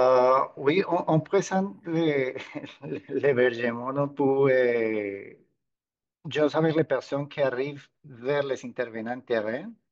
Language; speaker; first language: French; non-native, fluent; Spanish